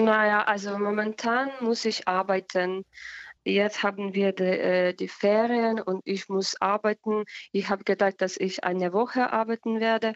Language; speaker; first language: German; non-native, fluent; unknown